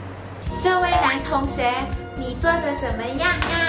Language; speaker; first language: Chinese; native; Chinese